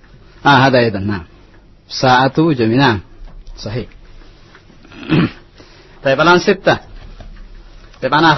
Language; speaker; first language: Arabic; non-native, learner; Indonesian